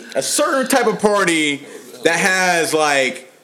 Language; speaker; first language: English; native; English